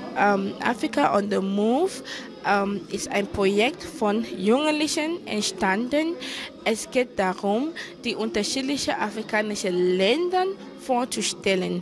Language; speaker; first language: German; non-native, fluent; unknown